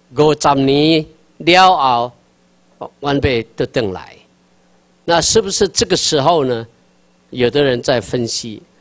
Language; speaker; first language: Chinese; non-native, local second language; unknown